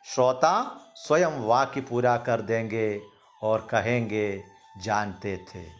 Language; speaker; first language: Hindi; non-native, local second language; Malayalam